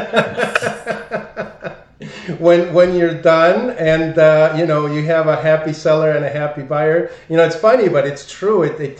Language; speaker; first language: English; non-native, fluent; Spanish